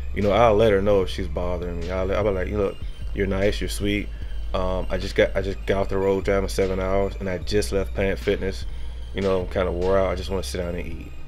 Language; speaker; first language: English; native; English